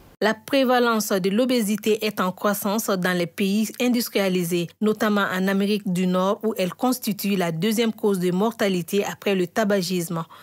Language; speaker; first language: French; non-native, local second language; Bambara